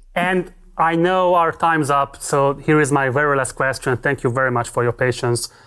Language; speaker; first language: English; non-native, fluent; Hungarian